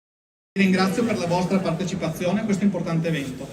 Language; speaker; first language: Italian; native; Italian